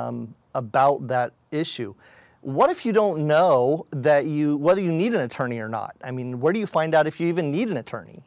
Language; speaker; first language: English; native; English